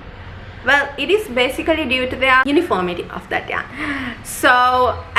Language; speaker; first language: English; non-native, local second language; Sinhala